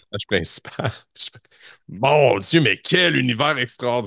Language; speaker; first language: French; native; French